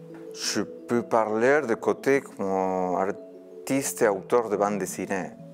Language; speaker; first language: French; non-native, fluent; Spanish